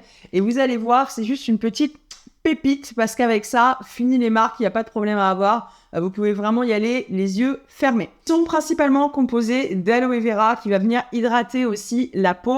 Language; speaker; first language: French; native; French